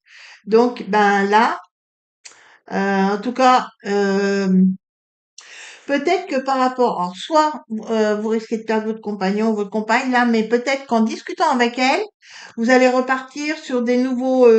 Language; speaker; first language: French; native; French